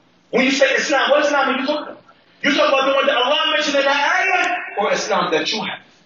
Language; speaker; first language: English; native; English